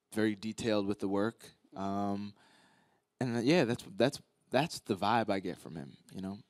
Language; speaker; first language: English; native; English